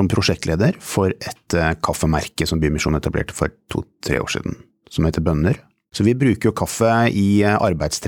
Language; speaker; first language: Norwegian; native; Norwegian